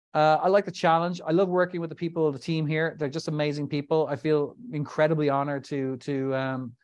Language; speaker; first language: English; native; English